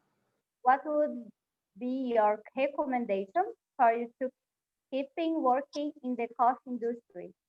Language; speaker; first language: English; non-native, learner; Portuguese